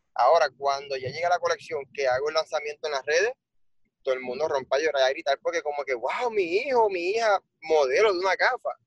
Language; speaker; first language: Spanish; native; Spanish